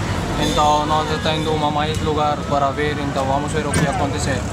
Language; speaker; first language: Portuguese; non-native, learner; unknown